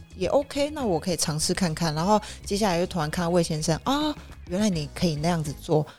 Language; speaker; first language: Chinese; native; Chinese